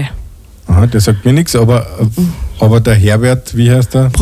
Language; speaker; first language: German; native; German